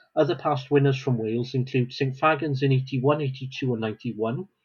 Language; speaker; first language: English; non-native, local second language; Welsh